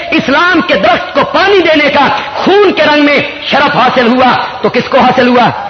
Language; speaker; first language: Urdu; non-native, local second language; Punjabi